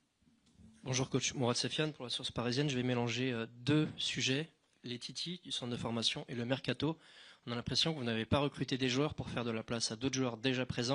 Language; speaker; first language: French; native; French